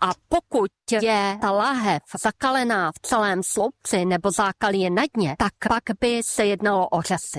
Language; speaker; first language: Czech; native; Czech